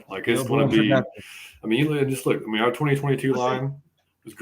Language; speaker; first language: English; native; English